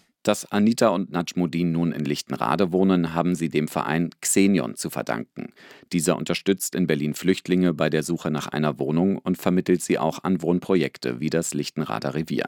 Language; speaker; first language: German; native; German